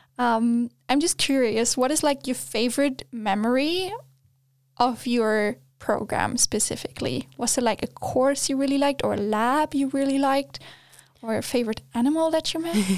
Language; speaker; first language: English; non-native, fluent; German